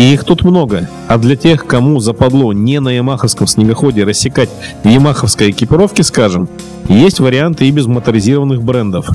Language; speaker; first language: Russian; native; Russian